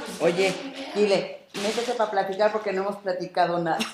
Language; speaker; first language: Spanish; native; Spanish